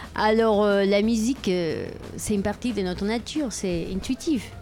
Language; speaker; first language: French; non-native, fluent; Spanish